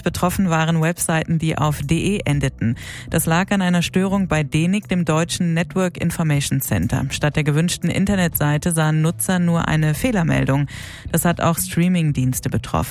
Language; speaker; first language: German; native; German